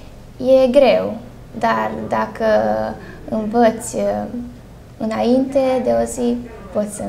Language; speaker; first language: Romanian; non-native, local second language; Hungarian